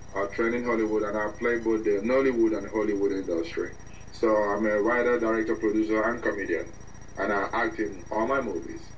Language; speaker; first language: English; non-native, local second language; Igbo